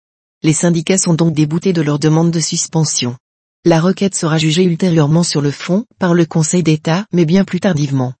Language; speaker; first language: French; native; French